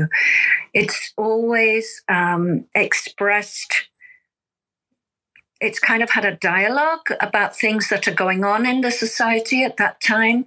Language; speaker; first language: English; native; English